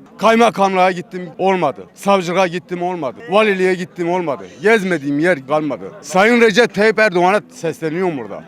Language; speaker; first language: Turkish; non-native, local second language; Kurdish